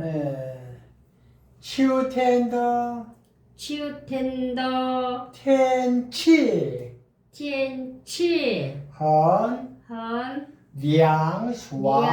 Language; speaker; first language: Chinese; non-native, learner; Korean